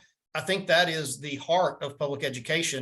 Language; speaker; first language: English; native; English